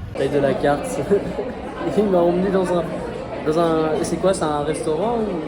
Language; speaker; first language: French; native; French